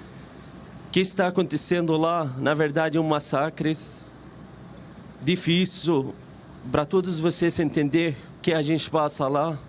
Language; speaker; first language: Portuguese; non-native, fluent; Arabic